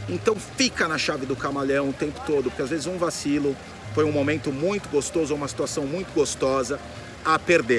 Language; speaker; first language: Portuguese; native; Portuguese